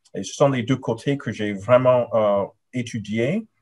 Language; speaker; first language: French; non-native, fluent; English